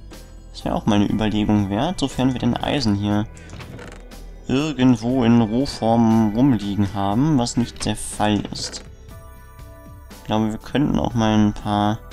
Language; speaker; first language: German; native; German